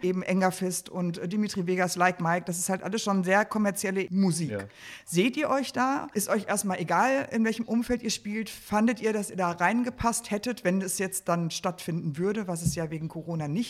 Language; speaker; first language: German; native; German